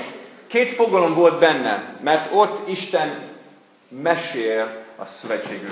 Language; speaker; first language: Hungarian; non-native, fluent; English